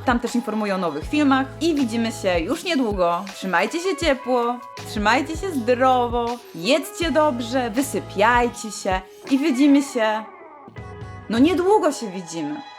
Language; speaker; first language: Polish; native; Polish